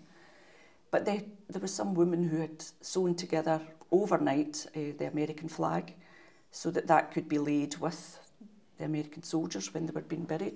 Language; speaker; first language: English; native; English